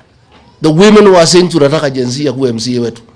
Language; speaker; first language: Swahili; non-native, local second language; Kikuyu